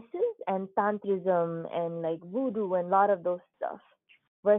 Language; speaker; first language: English; non-native, local second language; Nepali